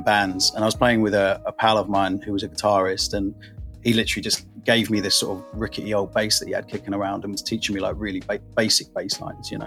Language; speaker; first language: English; native; English